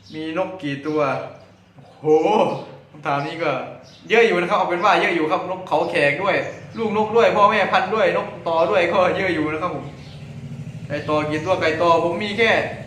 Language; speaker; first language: Thai; native; Thai